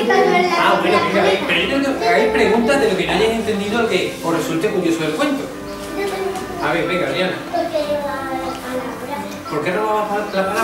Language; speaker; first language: Spanish; native; Spanish